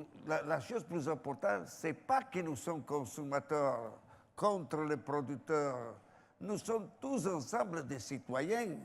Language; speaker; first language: French; non-native, fluent; Italian